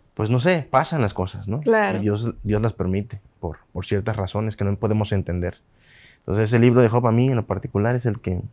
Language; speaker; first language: Spanish; native; Spanish